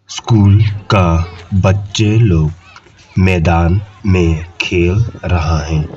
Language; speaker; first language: Hindi; non-native, local second language; Khasi